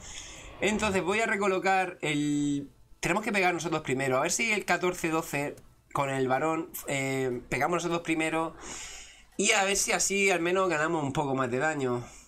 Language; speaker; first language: Spanish; native; Spanish